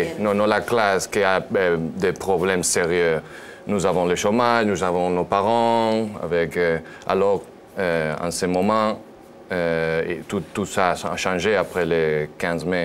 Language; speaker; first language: French; non-native, learner; Spanish